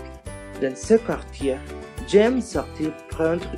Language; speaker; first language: French; non-native, learner; Spanish